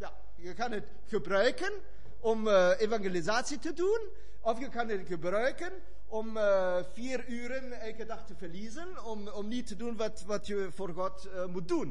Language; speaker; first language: Dutch; non-native, fluent; German